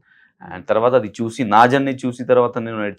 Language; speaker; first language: Telugu; non-native, learner; Hindi